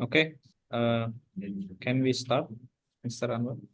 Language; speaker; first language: English; non-native, fluent; Indonesian